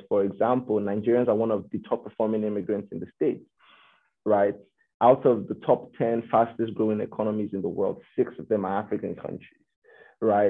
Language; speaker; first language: English; non-native, local second language; Yoruba